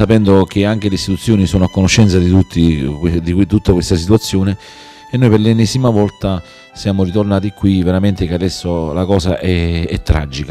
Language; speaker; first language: Italian; native; Italian